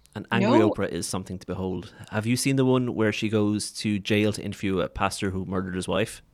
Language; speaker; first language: English; native; English